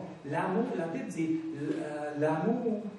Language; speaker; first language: French; non-native, fluent; English